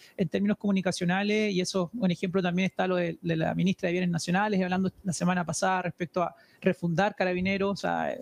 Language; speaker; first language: Spanish; native; Spanish